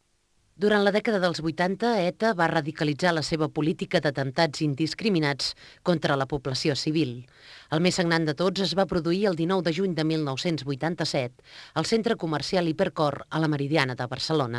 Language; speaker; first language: Catalan; native; Catalan